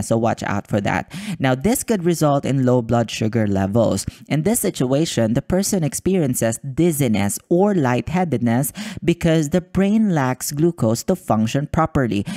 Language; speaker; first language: English; non-native, local second language; Filipino